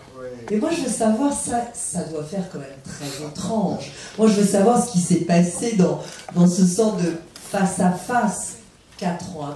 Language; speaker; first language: French; native; French